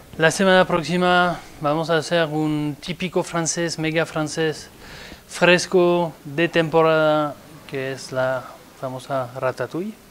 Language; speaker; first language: Spanish; non-native, fluent; French